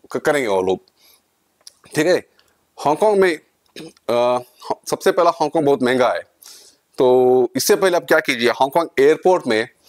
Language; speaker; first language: Hindi; non-native, local second language; Kannada